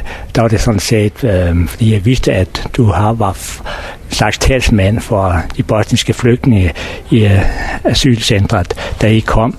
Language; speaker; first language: Danish; native; Danish